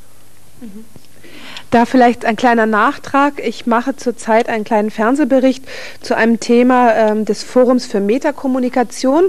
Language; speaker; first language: German; native; German